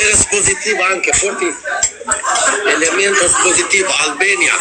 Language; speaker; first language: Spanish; non-native, learner; Albanian